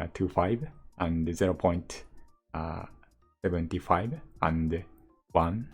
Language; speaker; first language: English; non-native, learner; Japanese